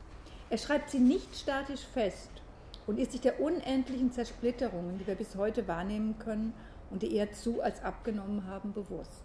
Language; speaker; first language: German; native; German